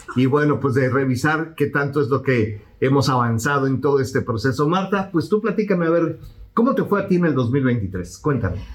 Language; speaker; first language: Spanish; native; Spanish